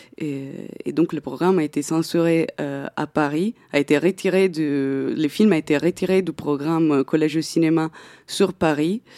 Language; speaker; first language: French; non-native, fluent; Italian